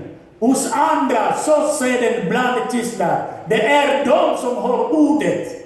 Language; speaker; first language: Swedish; non-native, fluent; Lingala